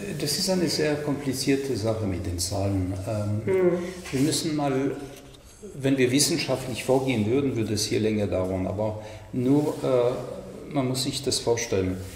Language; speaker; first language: German; non-native, fluent; French